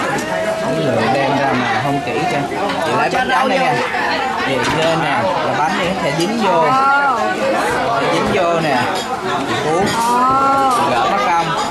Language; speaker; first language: Vietnamese; native; Vietnamese